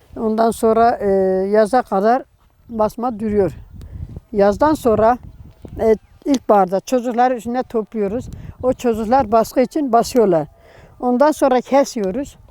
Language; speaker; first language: Turkish; native; Turkish